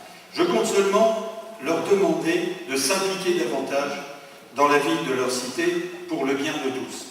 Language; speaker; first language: French; native; French